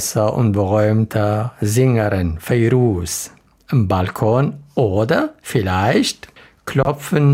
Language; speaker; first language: German; non-native, learner; Arabic